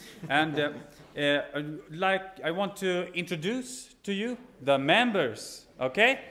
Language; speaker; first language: English; non-native, fluent; Swedish